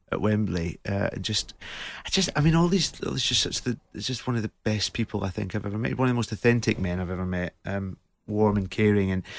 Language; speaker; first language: English; native; English